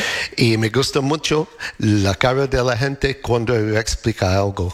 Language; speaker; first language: Spanish; non-native, learner; English